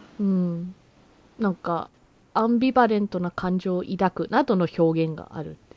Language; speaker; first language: Japanese; early bilingual, heritage; Japanese